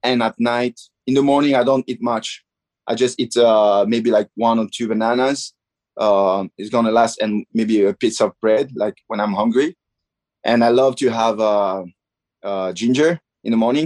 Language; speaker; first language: English; non-native, fluent; French